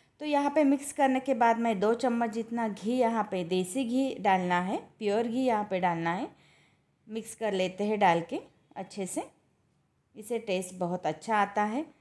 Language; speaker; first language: Hindi; non-native, local second language; Marathi